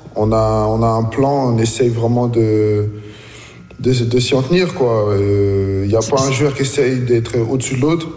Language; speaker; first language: French; native; French